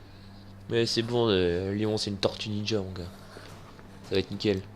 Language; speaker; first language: French; native; French